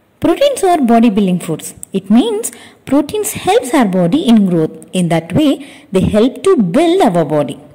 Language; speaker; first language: English; non-native, local second language; Telugu